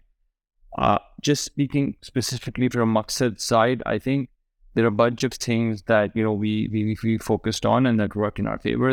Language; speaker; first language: English; non-native, local second language; Urdu